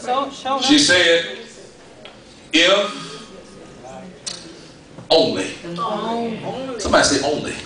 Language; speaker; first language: English; native; English